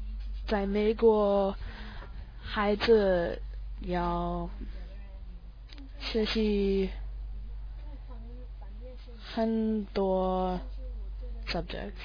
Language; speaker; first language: Chinese; non-native, learner; English